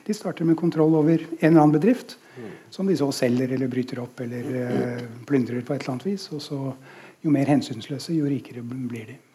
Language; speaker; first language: Norwegian; non-native, fluent; English